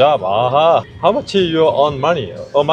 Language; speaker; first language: English; non-native, learner; Korean